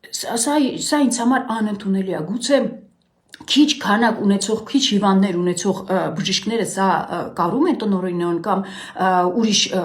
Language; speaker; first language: Armenian; native; Armenian